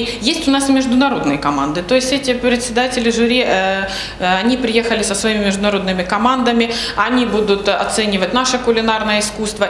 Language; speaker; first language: Russian; native; Russian